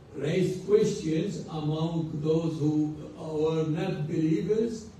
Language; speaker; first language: English; non-native, fluent; Arabic